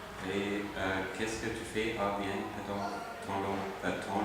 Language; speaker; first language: French; non-native, learner; German